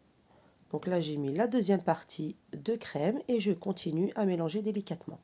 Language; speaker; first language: French; native; French